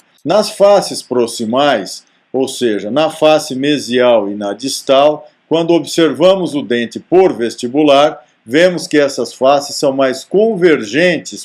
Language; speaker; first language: Portuguese; native; Portuguese